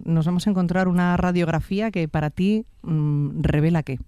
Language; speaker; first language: Spanish; native; Spanish